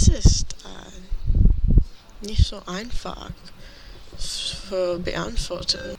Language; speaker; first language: German; non-native, learner; English